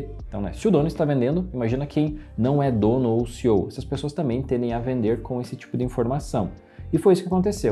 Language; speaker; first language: Portuguese; native; Portuguese